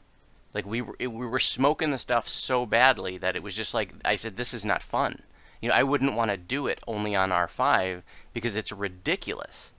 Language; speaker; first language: English; native; English